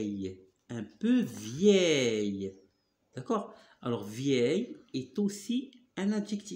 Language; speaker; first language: French; non-native, local second language; Arabic